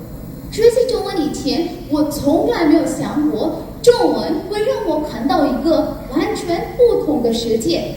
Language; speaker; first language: Chinese; non-native, learner; Hindi